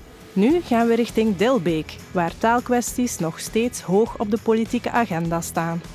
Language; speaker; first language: Dutch; native; Dutch